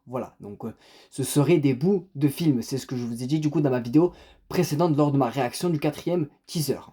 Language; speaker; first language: French; native; French